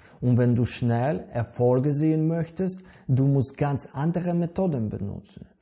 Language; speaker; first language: German; non-native, fluent; Polish